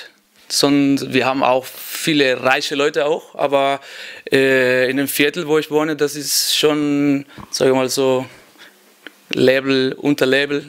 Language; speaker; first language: German; non-native, fluent; Spanish